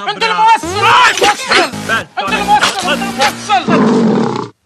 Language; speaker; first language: Arabic; native; Arabic